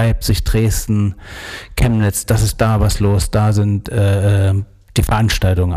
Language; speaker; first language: German; native; German